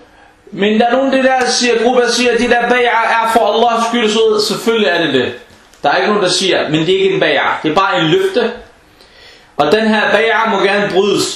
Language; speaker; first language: Danish; non-native, fluent; Arabic